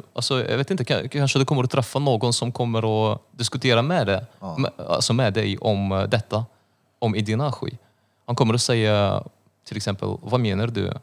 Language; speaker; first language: Swedish; non-native, fluent; Russian